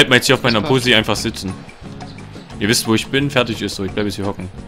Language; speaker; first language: German; native; German